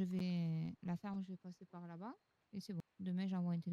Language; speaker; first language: French; native; French